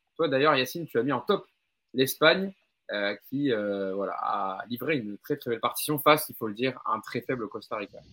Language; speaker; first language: French; native; French